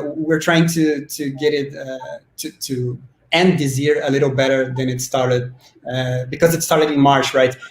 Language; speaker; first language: English; non-native, fluent; Portuguese